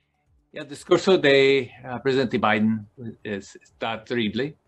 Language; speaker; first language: Spanish; non-native, learner; English